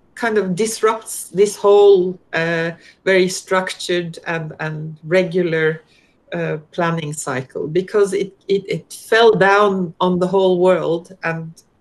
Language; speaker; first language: English; non-native, fluent; Norwegian